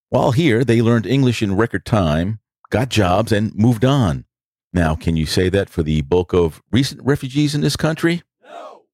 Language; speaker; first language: English; native; English